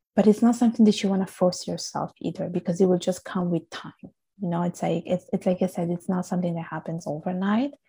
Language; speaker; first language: English; non-native, fluent; Italian